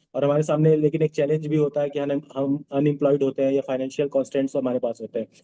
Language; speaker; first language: Hindi; non-native, local second language; Bhojpuri